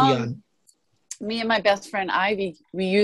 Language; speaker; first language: English; native; English